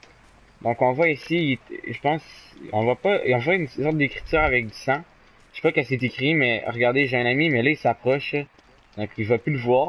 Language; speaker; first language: French; native; French